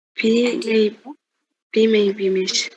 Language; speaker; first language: English; non-native, learner; Indonesian